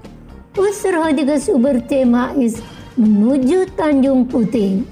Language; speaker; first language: German; non-native, learner; Indonesian